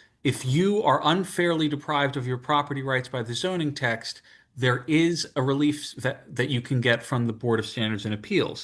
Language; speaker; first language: English; native; English